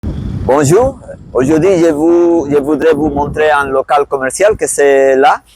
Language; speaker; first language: French; non-native, fluent; Spanish